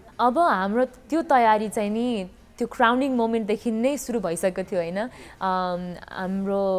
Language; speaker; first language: Nepali; early bilingual, heritage; Nepali